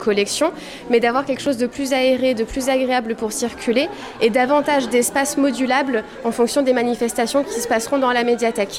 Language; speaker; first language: French; native; French